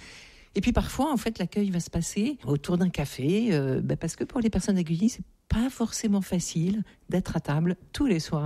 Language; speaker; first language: French; native; French